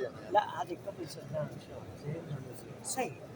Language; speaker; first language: Arabic; non-native, learner; Urdu